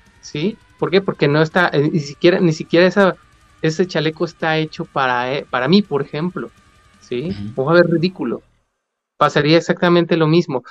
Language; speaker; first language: Spanish; native; Spanish